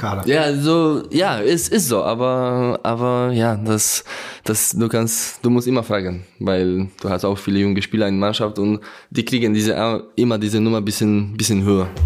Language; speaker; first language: German; non-native, learner; Polish